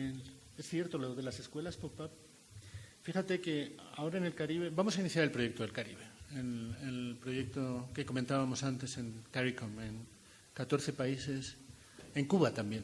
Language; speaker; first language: Spanish; native; Spanish